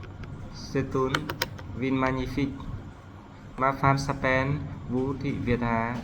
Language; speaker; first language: French; non-native, learner; Vietnamese